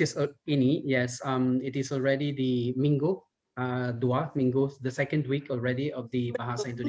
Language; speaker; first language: English; non-native, fluent; Thai